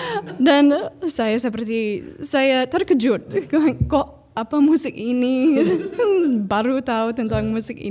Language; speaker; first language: Indonesian; non-native, fluent; English